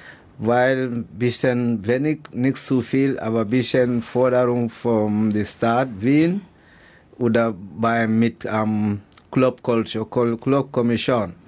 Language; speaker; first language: German; non-native, learner; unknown